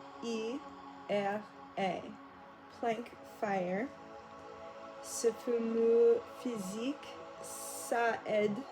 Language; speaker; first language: French; non-native, learner; English